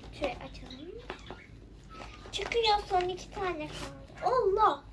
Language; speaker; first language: Turkish; native; Turkish